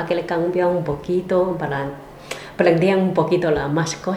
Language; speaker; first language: Spanish; non-native, learner; Chinese